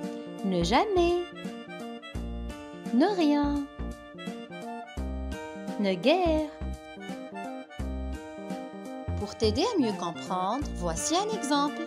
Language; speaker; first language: French; non-native, local second language; Arabic